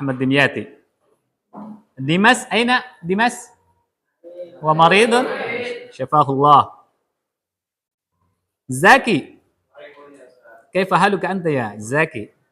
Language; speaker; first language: Arabic; non-native, fluent; Indonesian